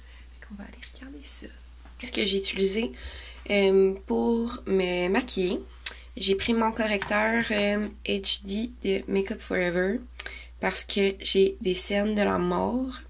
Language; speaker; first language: French; native; French